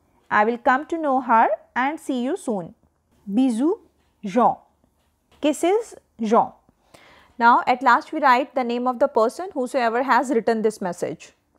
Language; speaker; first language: English; non-native, local second language; Hindi